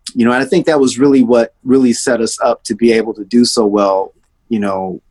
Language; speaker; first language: English; native; English